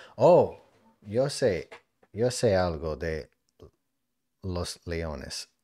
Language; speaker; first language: Spanish; non-native, learner; English